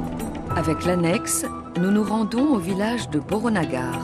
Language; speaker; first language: French; native; French